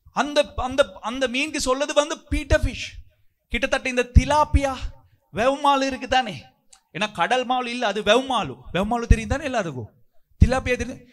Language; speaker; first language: Tamil; non-native, local second language; Sinhala